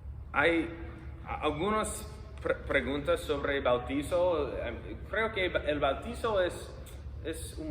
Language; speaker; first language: Spanish; non-native, fluent; English